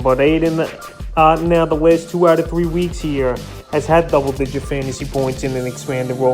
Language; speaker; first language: English; native; English